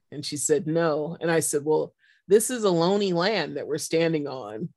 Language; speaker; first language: English; native; English